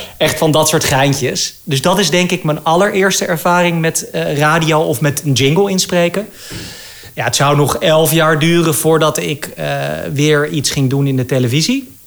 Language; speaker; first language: Dutch; native; Dutch